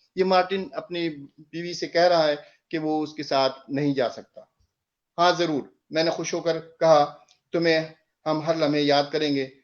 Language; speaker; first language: Urdu; native; Urdu